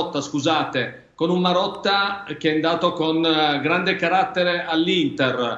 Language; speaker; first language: Italian; native; Italian